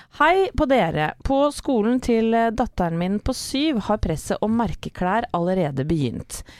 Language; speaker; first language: Norwegian; native; Norwegian